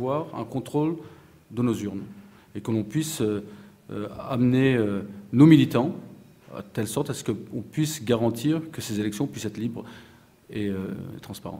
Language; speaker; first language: French; native; French